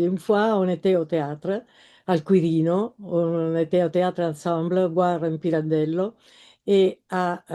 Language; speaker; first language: French; non-native, fluent; Italian